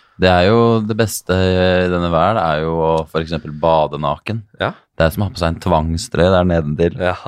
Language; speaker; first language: Norwegian; native; Norwegian